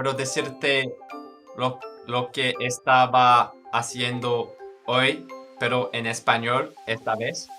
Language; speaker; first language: Spanish; non-native, learner; English